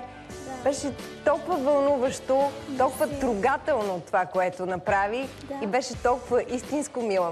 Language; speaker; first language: Bulgarian; native; Bulgarian